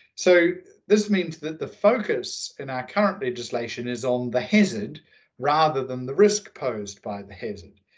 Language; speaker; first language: English; native; English